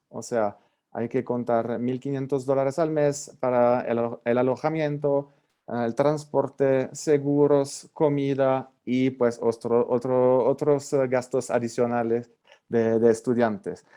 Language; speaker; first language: Spanish; non-native, fluent; French